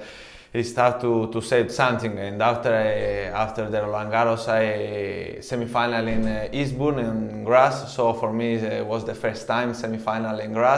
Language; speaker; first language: English; non-native, learner; Italian